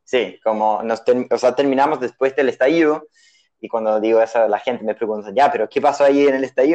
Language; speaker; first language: Spanish; non-native, fluent; English